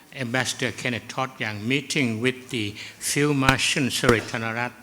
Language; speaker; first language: English; non-native, fluent; Thai